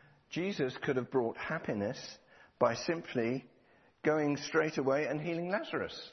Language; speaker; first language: English; native; English